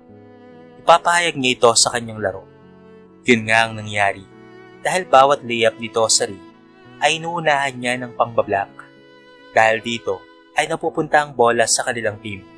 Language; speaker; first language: Filipino; native; Filipino